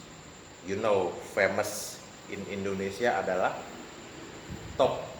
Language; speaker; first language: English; non-native, fluent; Indonesian